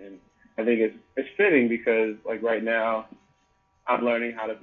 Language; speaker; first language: English; native; English